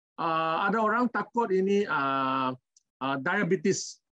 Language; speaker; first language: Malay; non-native, learner; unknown